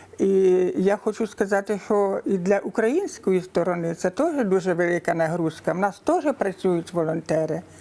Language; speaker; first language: Ukrainian; native; Ukrainian